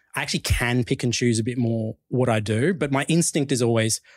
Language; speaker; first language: English; early bilingual, other home language; Chinese